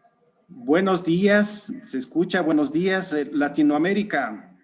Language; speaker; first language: Spanish; native; Spanish